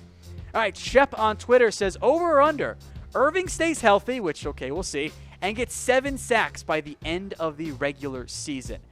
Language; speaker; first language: English; native; English